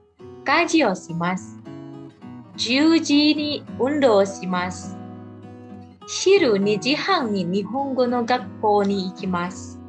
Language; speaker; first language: Japanese; non-native, fluent; Indonesian